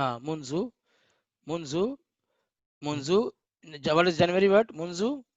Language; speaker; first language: English; non-native, learner; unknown